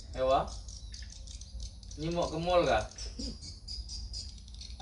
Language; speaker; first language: Indonesian; native; Indonesian